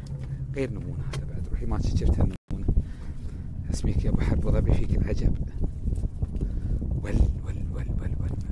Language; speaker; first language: Arabic; native; Arabic